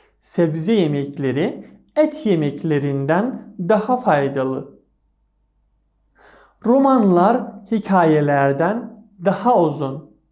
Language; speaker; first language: Turkish; non-native, fluent; Persian